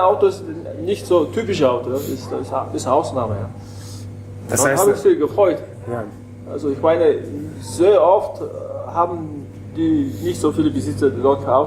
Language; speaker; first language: German; non-native, learner; Mongolian